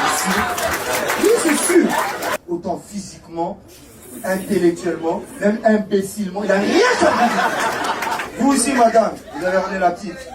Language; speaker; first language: French; early bilingual, other home language; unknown